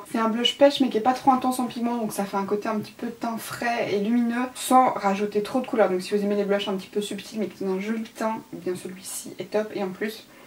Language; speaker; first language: French; native; French